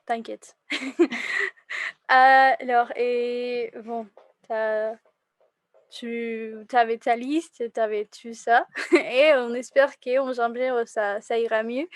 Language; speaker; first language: French; non-native, fluent; Spanish